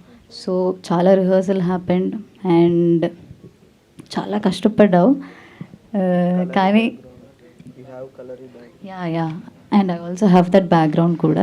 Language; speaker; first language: Telugu; non-native, learner; Malayalam